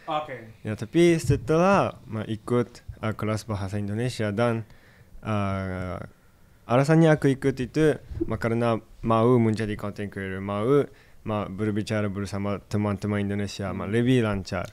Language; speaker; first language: Indonesian; non-native, fluent; Japanese